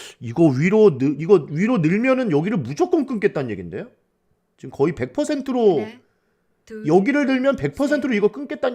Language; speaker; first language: Korean; native; Korean